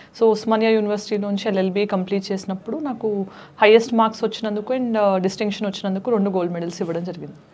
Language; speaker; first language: Telugu; native; Telugu